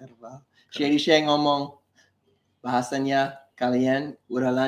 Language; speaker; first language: Indonesian; non-native, learner; English